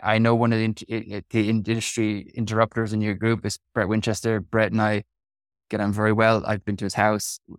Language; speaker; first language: English; native; English